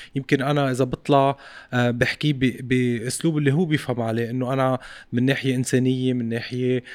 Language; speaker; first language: Arabic; native; Arabic